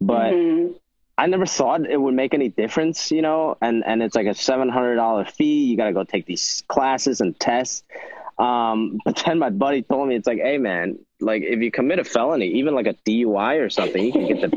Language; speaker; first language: English; non-native, local second language; Wu Chinese